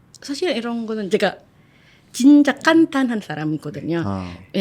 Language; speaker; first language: Korean; non-native, fluent; Indonesian